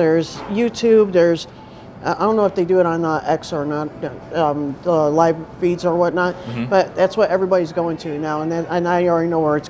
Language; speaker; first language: English; native; English